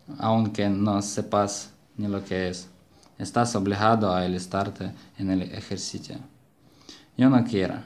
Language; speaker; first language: Spanish; non-native, fluent; Ukrainian